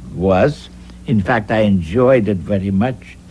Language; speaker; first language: English; non-native, fluent; Russian